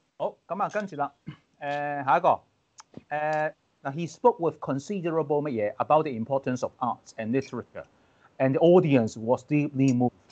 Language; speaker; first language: English; non-native, local second language; Cantonese